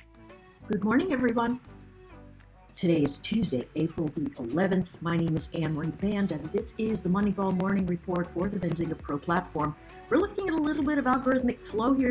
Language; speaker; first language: English; native; English